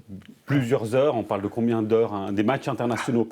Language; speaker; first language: French; native; French